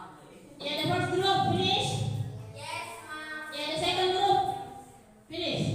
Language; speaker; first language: English; non-native, learner; Indonesian